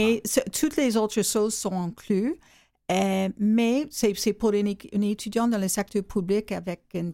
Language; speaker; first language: French; non-native, learner; English